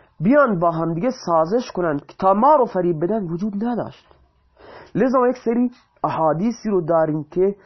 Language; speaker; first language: Persian; non-native, local second language; Baluchi